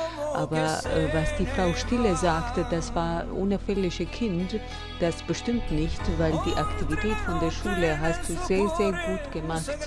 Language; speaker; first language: German; non-native, learner; Albanian